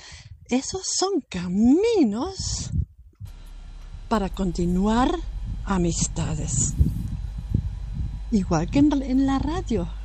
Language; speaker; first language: Spanish; non-native, fluent; German